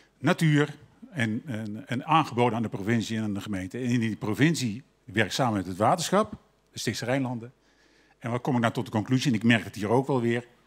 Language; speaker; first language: Dutch; native; Dutch